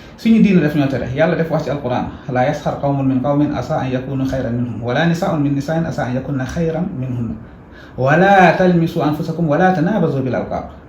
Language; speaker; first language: Wolof; non-native, local second language; Fula